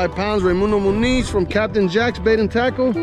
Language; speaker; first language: English; native; English